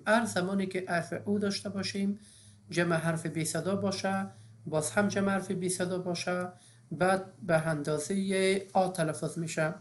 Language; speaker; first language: Persian; native; Persian